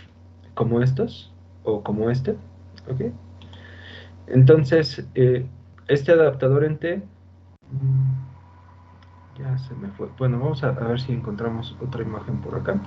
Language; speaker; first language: Spanish; native; Spanish